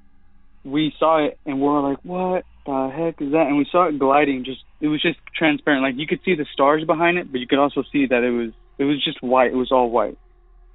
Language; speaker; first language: English; native; English